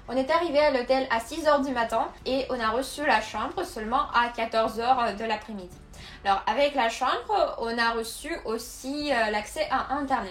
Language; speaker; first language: French; non-native, fluent; Russian